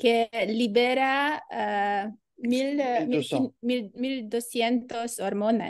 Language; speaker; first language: Spanish; non-native, learner; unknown